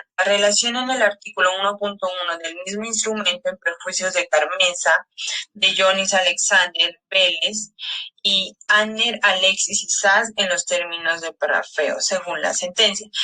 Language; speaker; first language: Spanish; native; Spanish